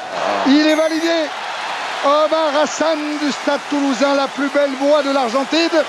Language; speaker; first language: French; native; French